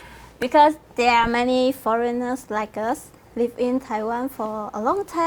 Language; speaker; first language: English; non-native, learner; Vietnamese